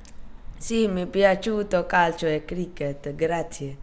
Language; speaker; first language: Italian; non-native, learner; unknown